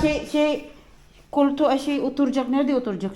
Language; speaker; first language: Turkish; non-native, learner; Filipino